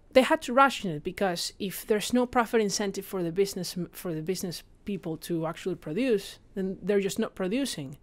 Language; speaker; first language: English; non-native, fluent; Spanish